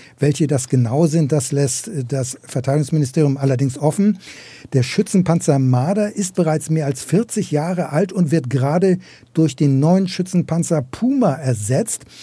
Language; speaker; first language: German; native; German